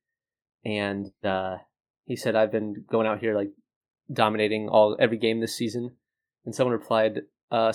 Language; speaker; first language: English; native; English